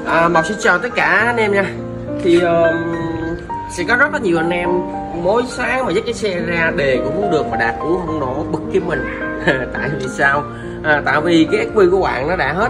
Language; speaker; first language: Vietnamese; native; Vietnamese